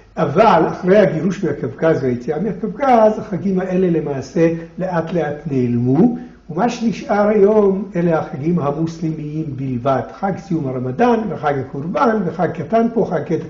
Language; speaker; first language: Hebrew; non-native, local second language; Adyghe